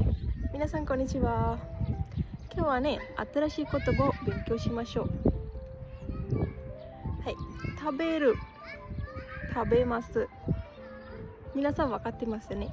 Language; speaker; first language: Japanese; non-native, fluent; Sinhala